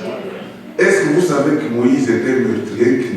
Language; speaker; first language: French; non-native, local second language; Lingala